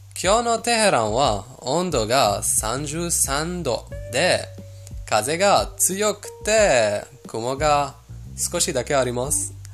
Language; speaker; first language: Japanese; non-native, fluent; Persian